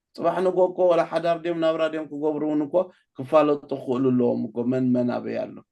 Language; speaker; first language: Tigrinya; native; Tigrinya